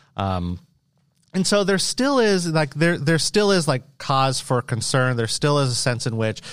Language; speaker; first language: English; native; English